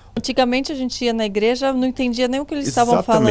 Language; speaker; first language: Portuguese; native; Portuguese